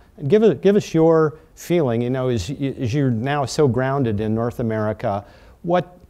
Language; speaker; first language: English; native; English